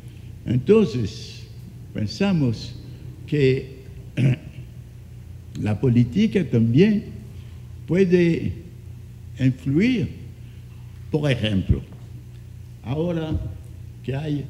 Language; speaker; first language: Spanish; non-native, fluent; French